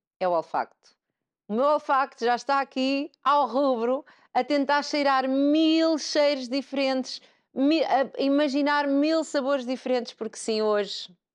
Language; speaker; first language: Portuguese; native; Portuguese